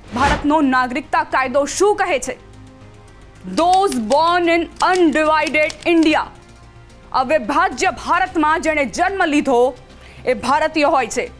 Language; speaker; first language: Gujarati; non-native, local second language; Sindhi